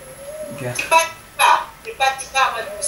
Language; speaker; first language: Hebrew; non-native, fluent; Arabic